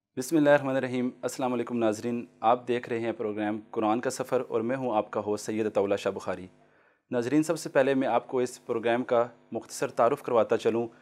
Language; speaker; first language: Urdu; native; Urdu